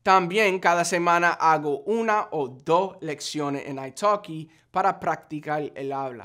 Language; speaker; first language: Spanish; non-native, fluent; English